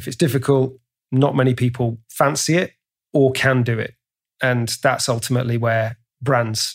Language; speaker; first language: English; native; English